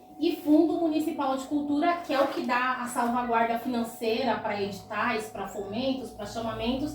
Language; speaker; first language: Portuguese; native; Portuguese